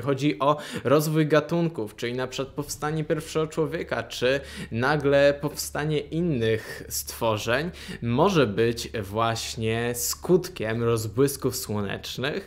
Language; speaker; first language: Polish; native; Polish